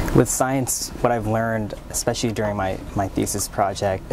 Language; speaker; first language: English; native; English